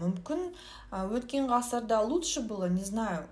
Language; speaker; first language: Russian; non-native, local second language; Kazakh